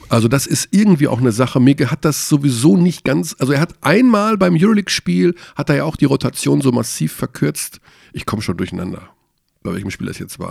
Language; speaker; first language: German; native; German